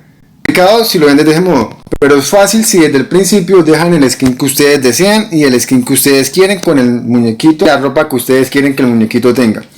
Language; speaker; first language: Spanish; native; Spanish